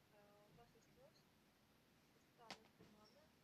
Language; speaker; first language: German; non-native, learner; Macedonian